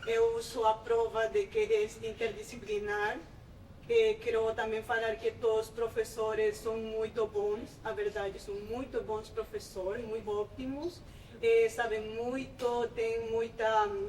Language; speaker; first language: Portuguese; non-native, fluent; Spanish